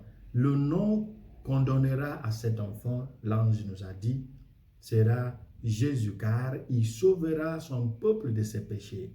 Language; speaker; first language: French; non-native, fluent; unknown